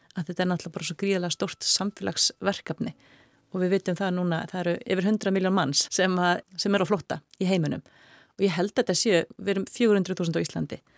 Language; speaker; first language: Icelandic; native; Icelandic